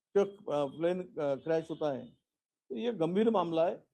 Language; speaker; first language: Hindi; non-native, local second language; Marathi